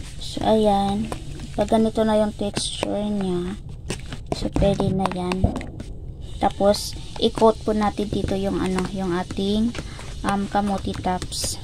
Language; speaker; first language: Filipino; non-native, local second language; Cebuano